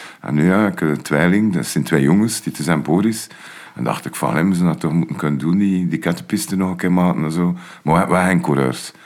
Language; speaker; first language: Dutch; native; Dutch